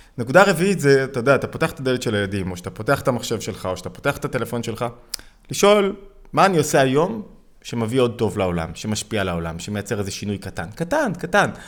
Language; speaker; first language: Hebrew; native; Hebrew